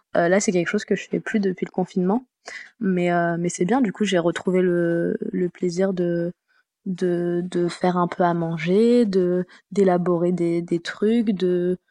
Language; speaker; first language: French; native; French